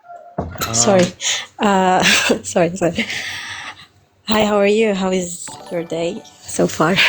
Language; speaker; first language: English; non-native, fluent; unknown